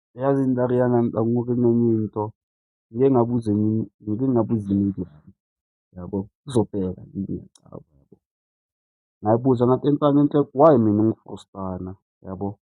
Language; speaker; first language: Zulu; native; Zulu